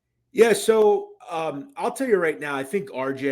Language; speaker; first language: English; native; English